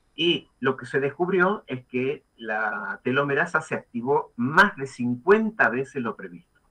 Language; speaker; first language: Spanish; native; Spanish